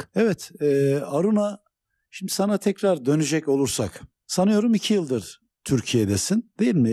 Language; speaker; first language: Turkish; native; Turkish